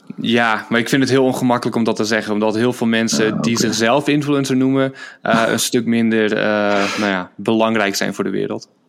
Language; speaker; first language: Dutch; native; Dutch